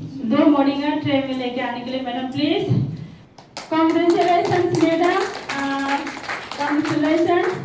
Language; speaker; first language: Hindi; non-native, local second language; Kok Borok